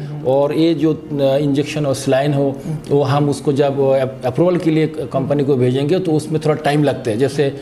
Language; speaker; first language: Hindi; non-native, fluent; Bangla